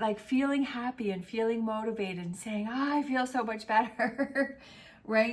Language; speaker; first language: English; native; English